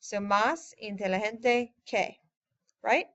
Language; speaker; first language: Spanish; non-native, fluent; English